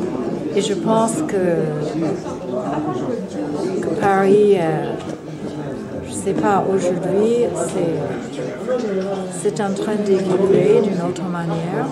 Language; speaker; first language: French; non-native, fluent; English